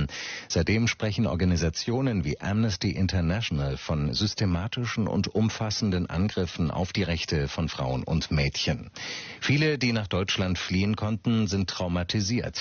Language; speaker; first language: German; native; German